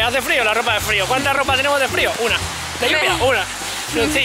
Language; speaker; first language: Spanish; native; Spanish